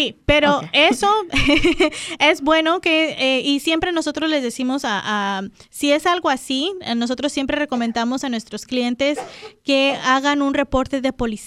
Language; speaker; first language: Spanish; native; Spanish